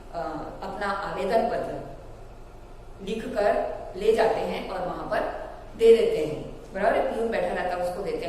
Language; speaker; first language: Hindi; non-native, local second language; Gujarati